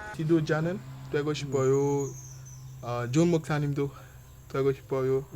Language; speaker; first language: Korean; non-native, learner; Haitian Creole